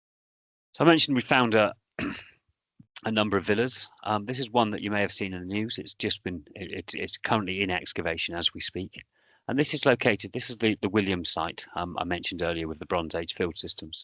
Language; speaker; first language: English; native; English